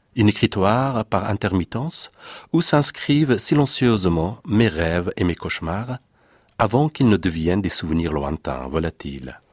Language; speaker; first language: French; non-native, fluent; Persian